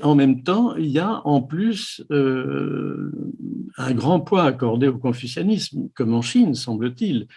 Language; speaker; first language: French; native; French